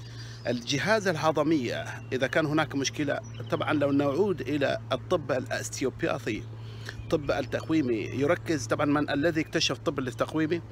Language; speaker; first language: Arabic; native; Arabic